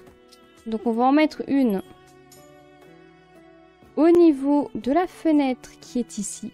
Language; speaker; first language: French; native; French